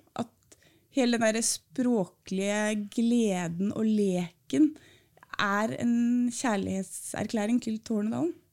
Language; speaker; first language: Norwegian; native; Norwegian